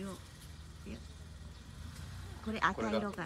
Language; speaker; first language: Japanese; non-native, learner; Vietnamese